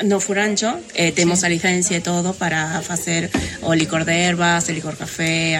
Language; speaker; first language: Galician; non-native, learner; Spanish